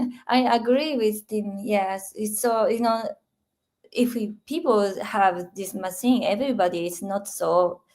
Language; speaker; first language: English; non-native, learner; Japanese